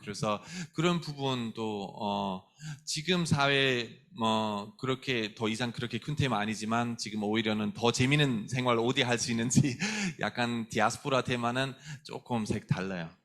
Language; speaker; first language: Korean; non-native, fluent; German